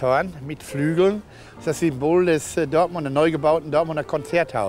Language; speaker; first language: German; native; German